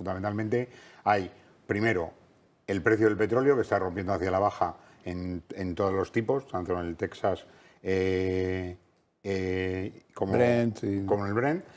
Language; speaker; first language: Spanish; native; Spanish